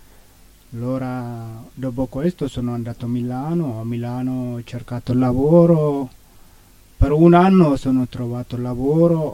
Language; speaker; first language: Italian; non-native, learner; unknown